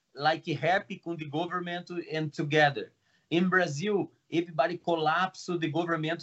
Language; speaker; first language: English; non-native, learner; Portuguese